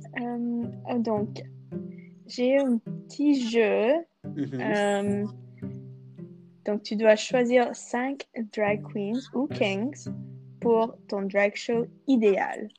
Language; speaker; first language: French; non-native, fluent; English